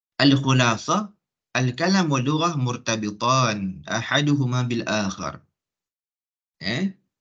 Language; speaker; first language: Arabic; non-native, fluent; Malay